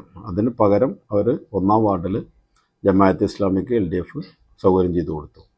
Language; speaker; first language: Malayalam; native; Malayalam